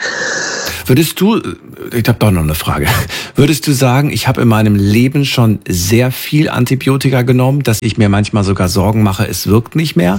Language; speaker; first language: German; native; German